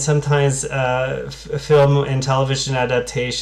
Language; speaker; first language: English; native; English